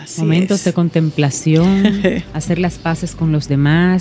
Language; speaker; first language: Spanish; native; Spanish